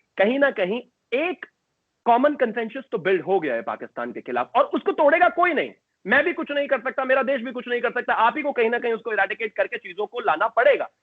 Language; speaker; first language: Hindi; native; Hindi